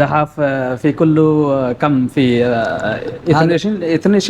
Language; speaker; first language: Arabic; non-native, learner; Bangla